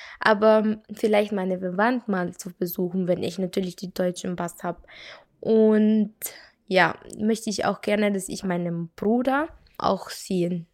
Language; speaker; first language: German; non-native, learner; Arabic